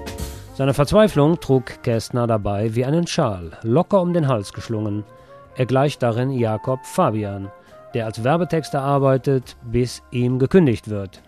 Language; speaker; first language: German; native; German